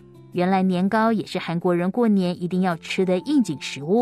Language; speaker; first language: Chinese; native; Chinese